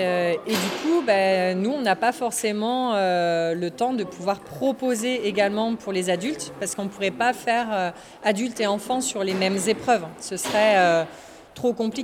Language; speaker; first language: French; native; French